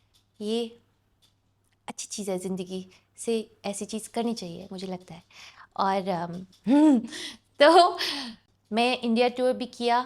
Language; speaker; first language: Hindi; non-native, local second language; English